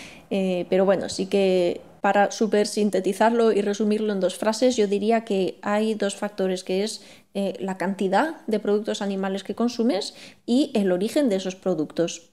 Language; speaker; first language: Spanish; native; Spanish